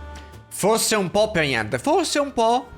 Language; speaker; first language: Italian; native; Italian